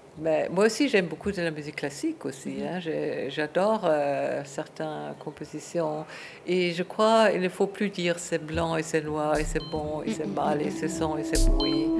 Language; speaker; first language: French; non-native, fluent; German